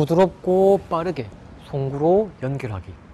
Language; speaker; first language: Korean; native; Korean